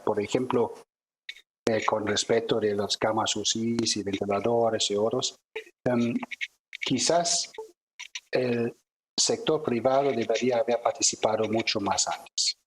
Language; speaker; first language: Spanish; non-native, fluent; German